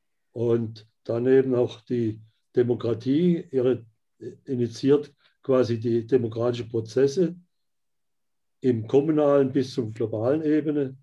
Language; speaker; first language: German; native; German